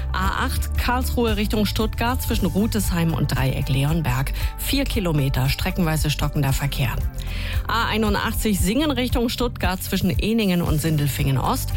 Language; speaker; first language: German; native; German